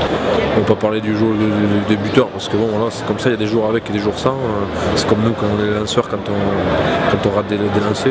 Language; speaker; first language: French; native; French